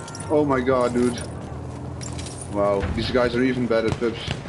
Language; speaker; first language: English; non-native, fluent; Dutch